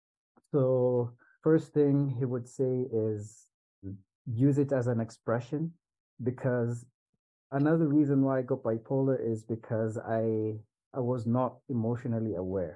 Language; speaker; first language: English; non-native, local second language; Swahili